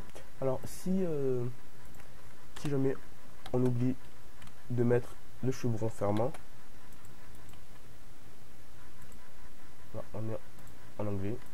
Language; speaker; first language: French; native; French